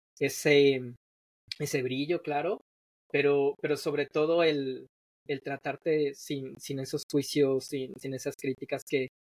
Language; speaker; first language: Spanish; native; Spanish